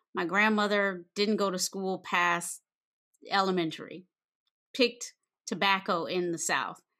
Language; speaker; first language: English; native; English